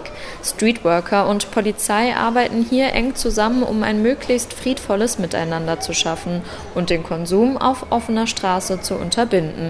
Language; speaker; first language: German; native; German